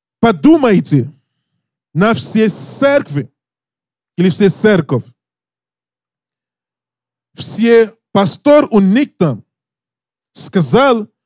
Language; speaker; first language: Russian; non-native, learner; English